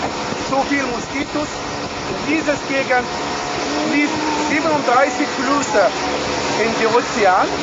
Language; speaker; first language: German; non-native, fluent; Arabic